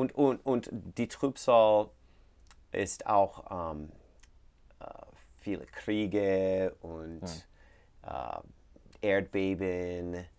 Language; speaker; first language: German; non-native, learner; English